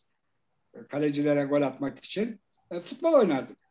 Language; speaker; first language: Turkish; native; Turkish